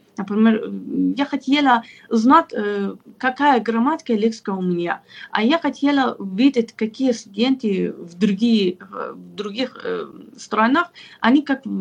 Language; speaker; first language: Russian; non-native, fluent; Persian